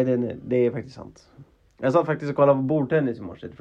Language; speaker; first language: Swedish; native; Swedish